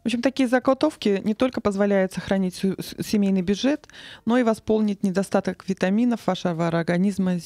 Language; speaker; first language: Russian; native; Russian